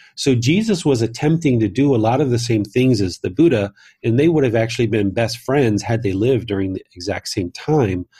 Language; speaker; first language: English; native; English